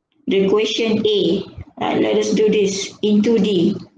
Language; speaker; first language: English; non-native, local second language; Malay